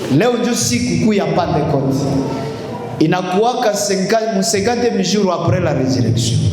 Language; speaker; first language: Swahili; native; Swahili